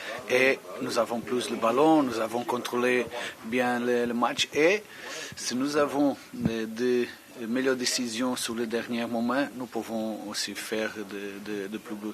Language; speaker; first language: French; non-native, fluent; Portuguese